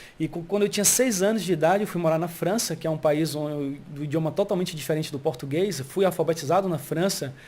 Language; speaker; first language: Portuguese; early bilingual, heritage; Portuguese